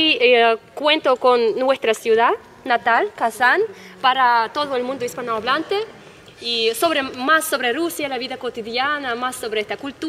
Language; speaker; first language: Spanish; non-native, fluent; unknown